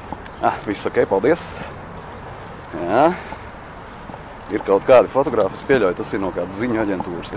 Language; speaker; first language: Latvian; native; Latvian